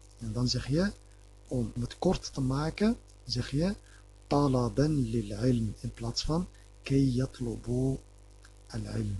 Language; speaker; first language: Dutch; non-native, fluent; Arabic